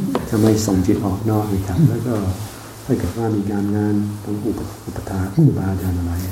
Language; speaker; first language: Thai; native; Thai